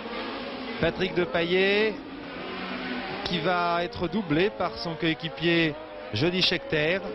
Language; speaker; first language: French; native; French